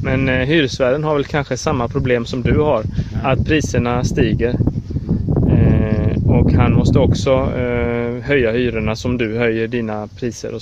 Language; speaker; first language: Swedish; native; Swedish